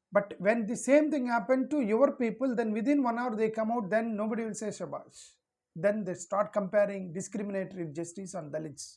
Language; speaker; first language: English; non-native, local second language; Telugu